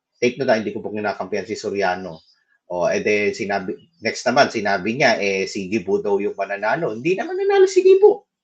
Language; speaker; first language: Filipino; native; Filipino